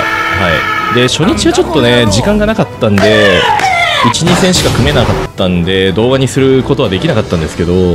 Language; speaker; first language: Japanese; native; Japanese